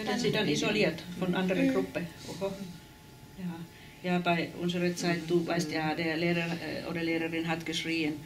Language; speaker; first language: German; non-native, fluent; Finnish